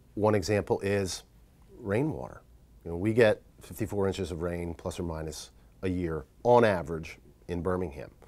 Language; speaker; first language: English; native; English